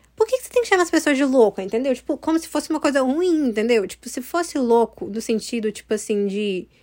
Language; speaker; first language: Portuguese; early bilingual, heritage; English